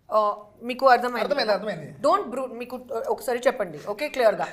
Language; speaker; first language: Telugu; non-native, learner; Hindi